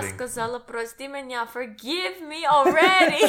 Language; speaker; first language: Russian; non-native, learner; English